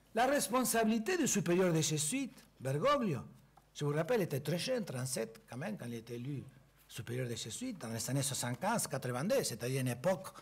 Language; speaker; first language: French; non-native, fluent; Spanish